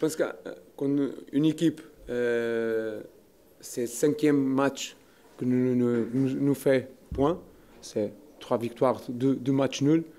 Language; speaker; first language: French; non-native, learner; Portuguese